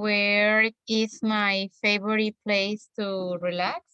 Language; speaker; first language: English; non-native, learner; Spanish